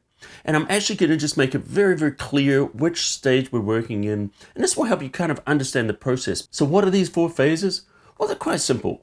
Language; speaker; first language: English; native; English